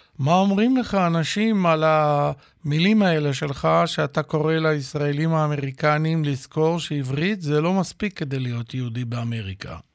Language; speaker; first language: Hebrew; native; Hebrew